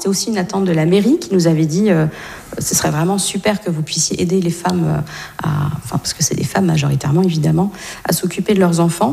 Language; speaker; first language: French; native; French